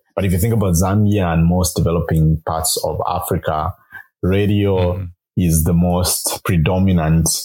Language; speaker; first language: English; non-native, local second language; Bemba